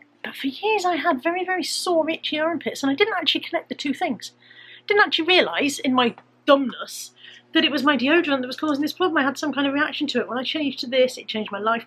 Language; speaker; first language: English; native; English